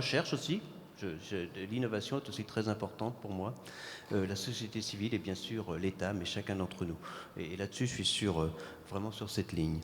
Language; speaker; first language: French; native; French